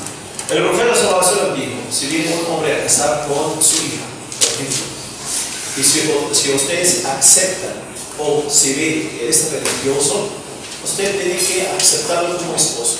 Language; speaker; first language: Spanish; non-native, fluent; Arabic